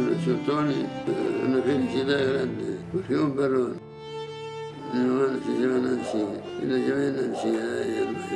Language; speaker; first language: Spanish; non-native, learner; Arabic